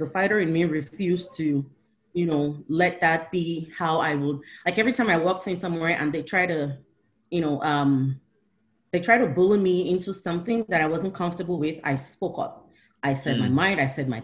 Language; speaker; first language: English; non-native, local second language; Igbo